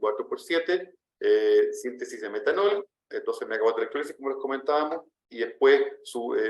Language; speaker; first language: Spanish; native; Spanish